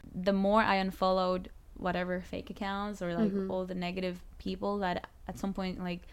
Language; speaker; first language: English; non-native, fluent; Spanish